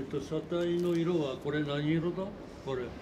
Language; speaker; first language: Japanese; native; Japanese